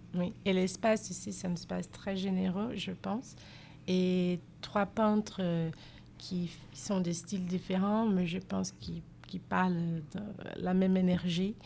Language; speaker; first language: French; non-native, fluent; Portuguese